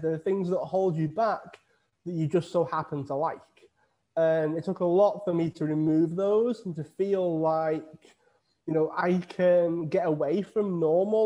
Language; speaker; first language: English; native; English